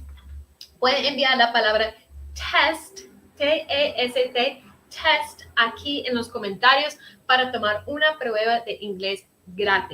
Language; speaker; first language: Spanish; early bilingual, heritage; Spanish